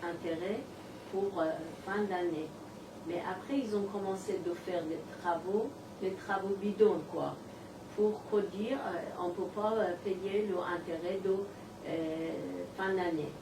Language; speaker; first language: French; non-native, learner; Persian